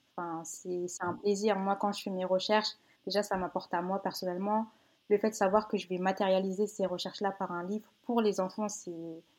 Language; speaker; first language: French; native; French